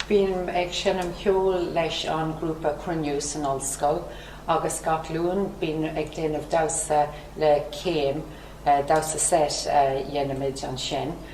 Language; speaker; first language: Irish; non-native, local second language; English